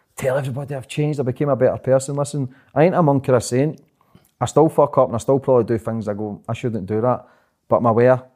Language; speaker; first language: English; native; English